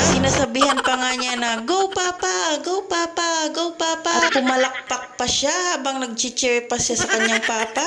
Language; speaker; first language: Filipino; non-native, local second language; Cebuano